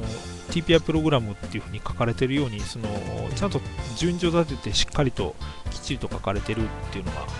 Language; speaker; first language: Japanese; native; Japanese